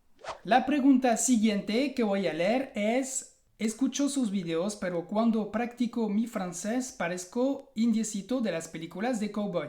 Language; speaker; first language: Spanish; non-native, fluent; French